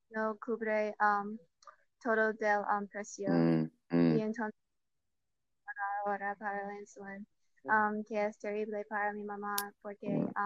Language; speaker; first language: Spanish; non-native, learner; English